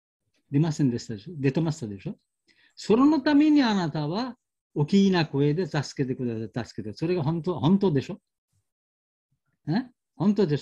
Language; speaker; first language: Japanese; non-native, learner; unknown